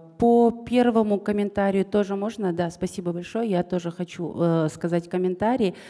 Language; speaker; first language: Russian; non-native, local second language; Kazakh